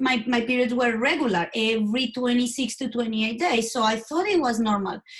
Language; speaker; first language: English; non-native, fluent; Spanish